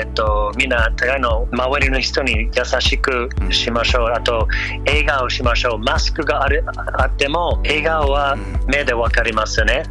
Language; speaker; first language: Japanese; non-native, learner; English